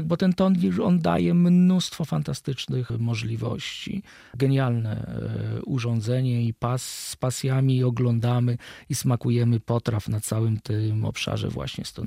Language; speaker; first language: Polish; native; Polish